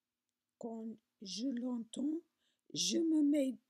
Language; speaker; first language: French; non-native, learner; English